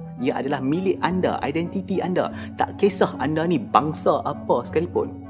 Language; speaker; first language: Malay; native; Malay